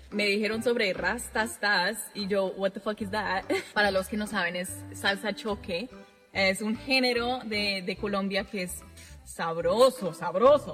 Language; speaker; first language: Spanish; non-native, fluent; English